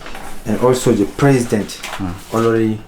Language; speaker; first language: English; non-native, fluent; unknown